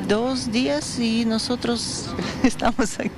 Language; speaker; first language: Spanish; non-native, learner; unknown